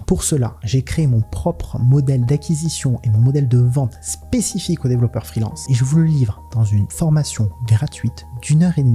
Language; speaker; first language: French; native; French